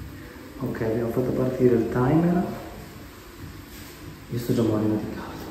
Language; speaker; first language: Italian; native; Italian